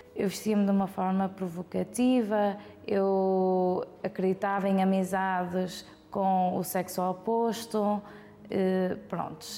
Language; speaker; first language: Portuguese; early bilingual, heritage; Portuguese